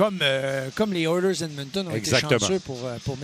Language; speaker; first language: French; native; French